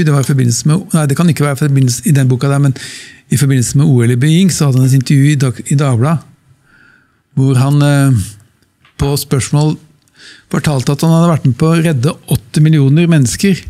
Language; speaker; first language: Norwegian; native; Norwegian